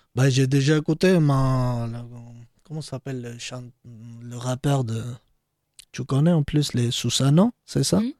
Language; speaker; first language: French; non-native, fluent; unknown